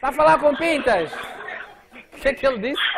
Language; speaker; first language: Portuguese; native; Portuguese